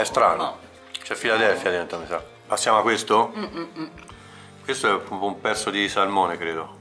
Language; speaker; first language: Italian; native; Italian